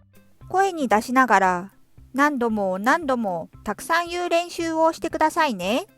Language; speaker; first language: Japanese; non-native, fluent; Korean